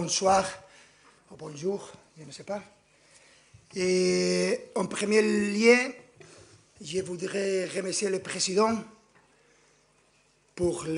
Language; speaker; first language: French; non-native, fluent; Spanish